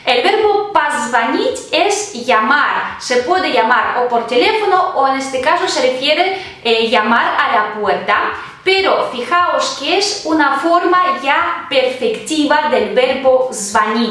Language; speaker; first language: Spanish; non-native, fluent; Russian